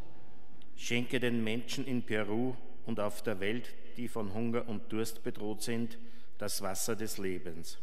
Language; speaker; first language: German; native; German